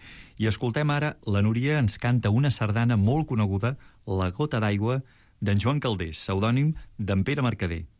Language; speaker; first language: Catalan; native; Catalan